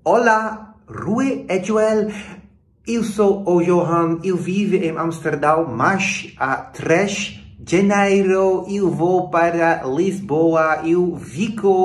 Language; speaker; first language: Portuguese; non-native, learner; Dutch